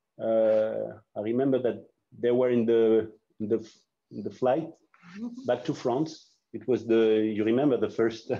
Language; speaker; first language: English; non-native, fluent; French